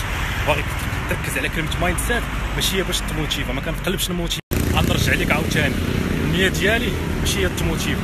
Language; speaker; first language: Arabic; native; Arabic